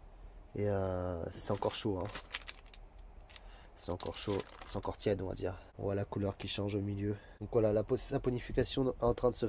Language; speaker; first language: French; native; French